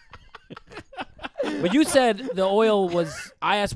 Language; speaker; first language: English; native; English